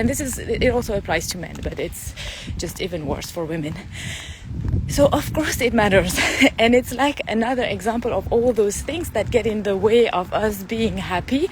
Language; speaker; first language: English; non-native, fluent; French